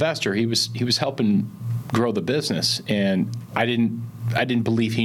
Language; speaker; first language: English; native; English